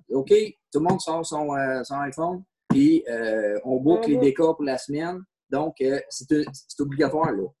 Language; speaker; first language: French; native; French